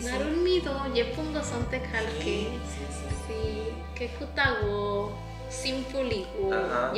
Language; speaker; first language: Spanish; native; Spanish